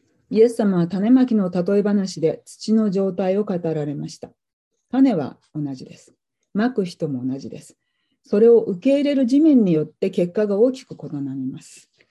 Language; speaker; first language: Japanese; native; Japanese